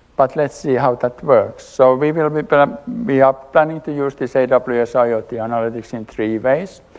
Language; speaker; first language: English; non-native, fluent; Finnish